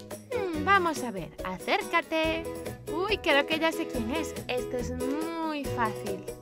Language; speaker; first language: Spanish; native; Spanish